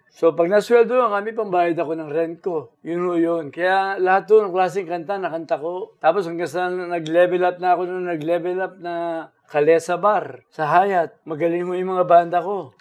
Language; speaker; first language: Filipino; native; Filipino